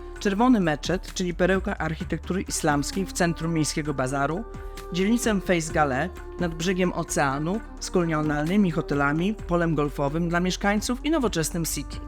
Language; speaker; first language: Polish; native; Polish